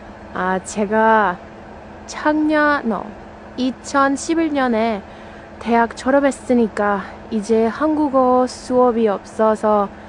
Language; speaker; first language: Korean; non-native, learner; Somali